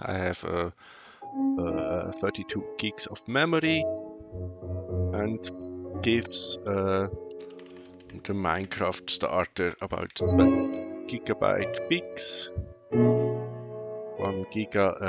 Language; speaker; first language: English; non-native, learner; Swiss German